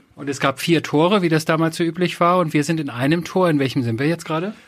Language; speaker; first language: German; native; German